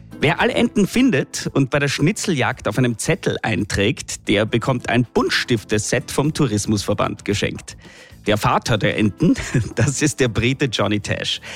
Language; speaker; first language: German; native; German